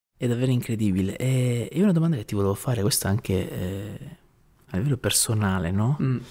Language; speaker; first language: Italian; native; Italian